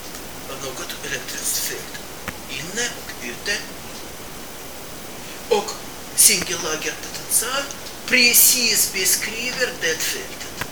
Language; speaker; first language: Swedish; non-native, fluent; Russian